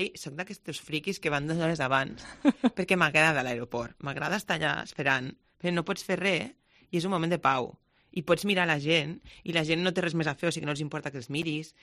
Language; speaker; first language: Catalan; non-native, local second language; Spanish